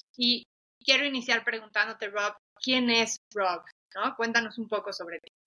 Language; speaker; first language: Spanish; native; Spanish